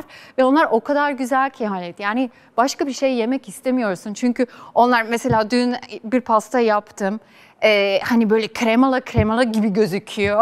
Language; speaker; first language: Turkish; non-native, fluent; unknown